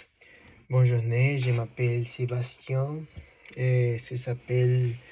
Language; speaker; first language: French; non-native, learner; Spanish